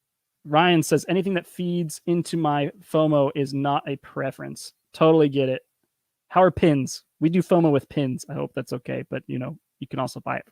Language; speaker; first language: English; native; English